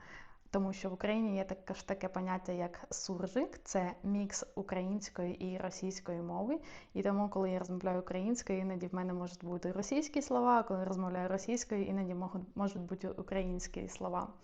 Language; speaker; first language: Ukrainian; non-native, local second language; Russian